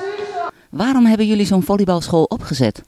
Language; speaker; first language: Dutch; native; Dutch